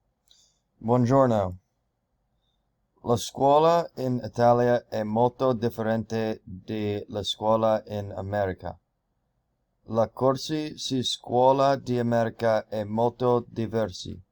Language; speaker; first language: Italian; non-native, learner; English